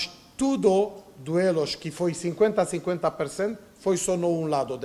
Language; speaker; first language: Portuguese; non-native, learner; Romanian